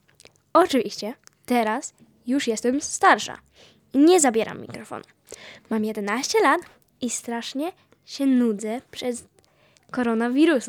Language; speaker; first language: Polish; early bilingual, heritage; Polish